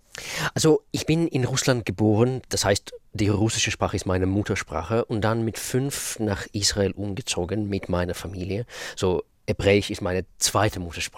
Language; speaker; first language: German; non-native, fluent; Russian